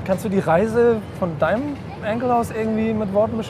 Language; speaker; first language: German; native; German